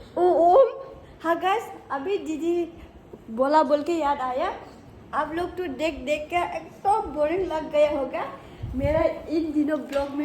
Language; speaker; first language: Hindi; non-native, local second language; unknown